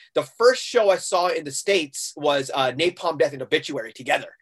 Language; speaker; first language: English; non-native, local second language; Urdu